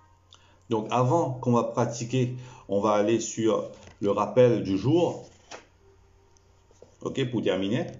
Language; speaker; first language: French; non-native, local second language; Morisyen